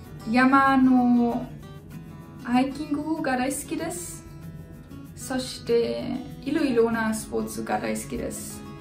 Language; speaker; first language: Japanese; non-native, learner; German